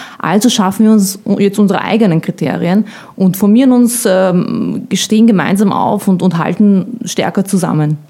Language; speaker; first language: German; early bilingual, other home language; Bosnian